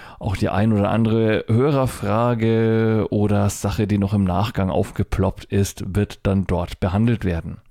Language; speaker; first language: German; native; German